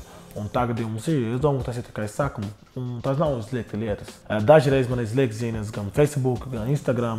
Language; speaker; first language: Latvian; non-native, learner; Portuguese